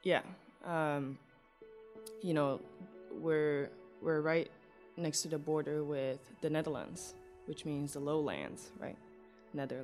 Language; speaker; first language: English; non-native, fluent; Dutch